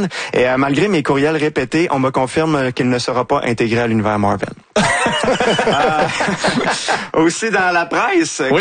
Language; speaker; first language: French; native; French